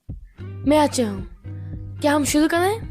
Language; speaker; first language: Hindi; non-native, learner; English